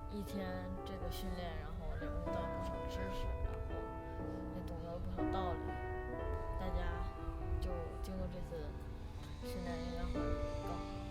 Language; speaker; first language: Chinese; native; Chinese